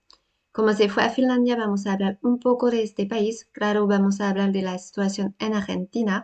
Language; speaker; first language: Spanish; non-native, learner; French